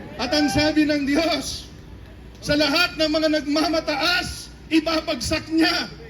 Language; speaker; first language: Filipino; non-native, local second language; Pampanga